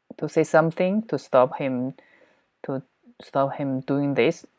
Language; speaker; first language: English; non-native, learner; Chinese